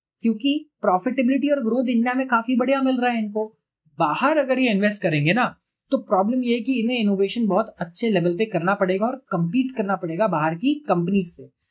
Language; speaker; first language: Hindi; native; Hindi